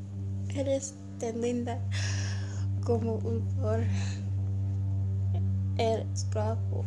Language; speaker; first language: Spanish; non-native, learner; English